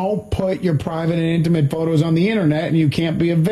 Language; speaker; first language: English; native; English